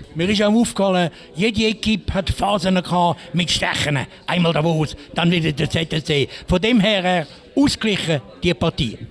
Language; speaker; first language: German; native; German